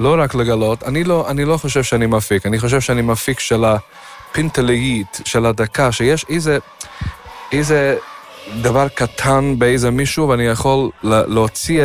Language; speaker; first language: Hebrew; non-native, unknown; Yiddish